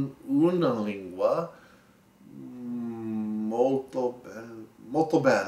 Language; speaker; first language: Italian; non-native, learner; English